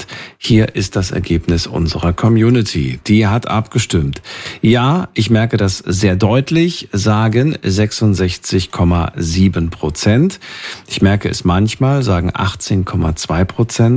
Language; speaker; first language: German; native; German